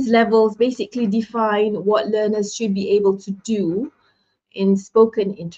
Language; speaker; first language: English; non-native, local second language; Malay